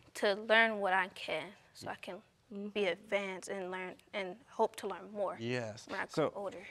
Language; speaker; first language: English; native; English